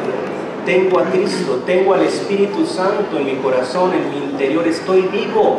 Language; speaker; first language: Spanish; native; Spanish